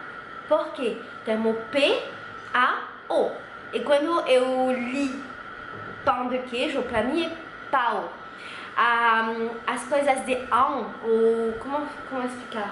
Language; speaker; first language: Portuguese; non-native, fluent; French